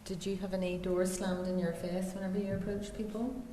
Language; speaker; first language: English; native; English